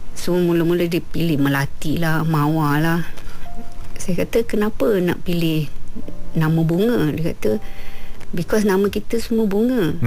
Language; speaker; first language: Malay; native; Malay